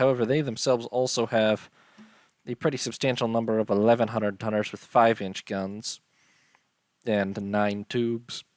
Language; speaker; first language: English; native; English